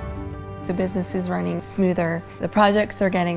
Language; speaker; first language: English; native; English